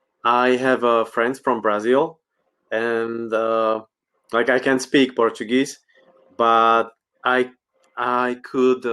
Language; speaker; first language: English; non-native, learner; Slovak